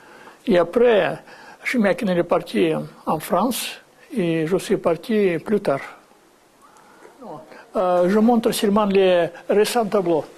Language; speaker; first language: French; non-native, fluent; Russian